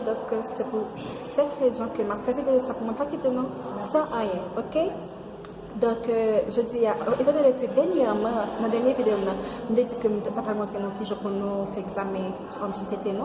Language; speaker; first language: French; non-native, local second language; Haitian Creole